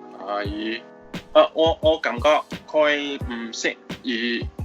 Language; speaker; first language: Cantonese; non-native, learner; English